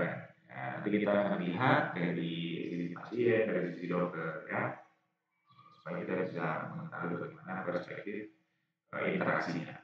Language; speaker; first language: Indonesian; native; Indonesian